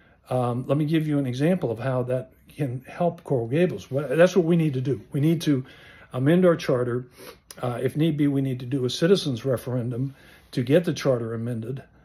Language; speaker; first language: English; native; English